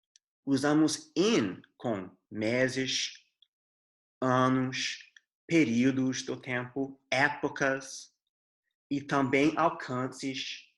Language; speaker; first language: Portuguese; non-native, fluent; English